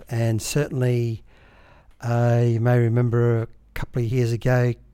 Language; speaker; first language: English; native; English